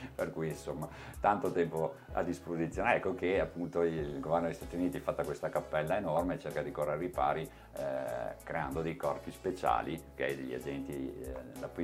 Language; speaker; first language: Italian; native; Italian